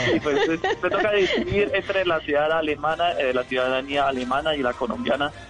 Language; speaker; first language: Spanish; non-native, fluent; German